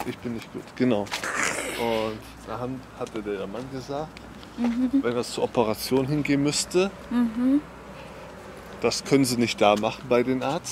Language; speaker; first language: German; native; German